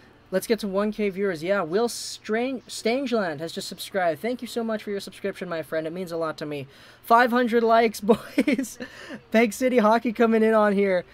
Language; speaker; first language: English; native; English